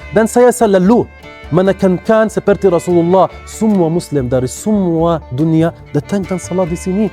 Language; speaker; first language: Indonesian; non-native, learner; Arabic